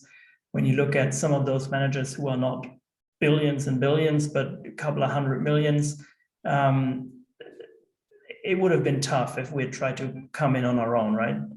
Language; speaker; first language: English; non-native, fluent; German